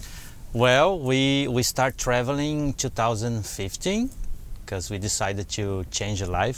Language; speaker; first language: English; non-native, fluent; Portuguese